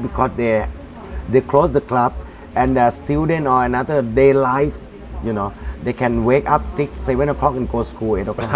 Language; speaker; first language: English; non-native, fluent; Thai